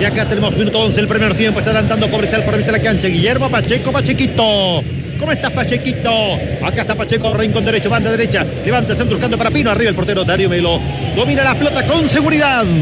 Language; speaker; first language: Spanish; native; Spanish